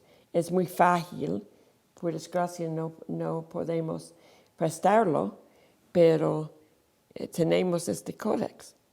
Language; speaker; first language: Spanish; non-native, fluent; English